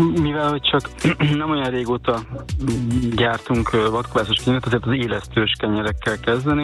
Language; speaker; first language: Hungarian; native; Hungarian